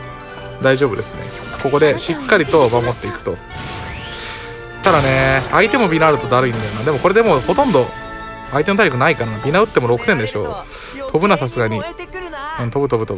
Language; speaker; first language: Japanese; native; Japanese